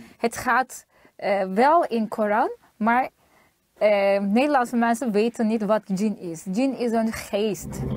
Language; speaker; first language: Dutch; non-native, fluent; Turkish